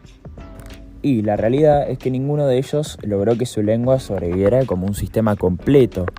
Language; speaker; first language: Spanish; native; Spanish